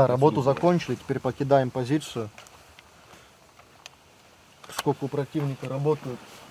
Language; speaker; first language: Russian; native; Russian